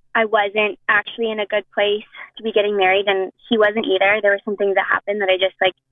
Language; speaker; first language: English; native; English